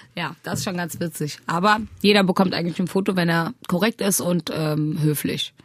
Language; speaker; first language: German; non-native, fluent; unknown